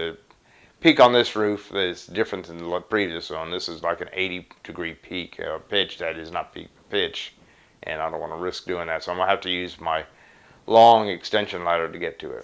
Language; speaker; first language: English; native; English